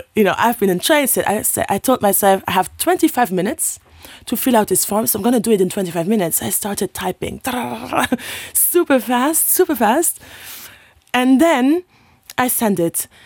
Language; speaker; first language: English; non-native, fluent; Luxembourgish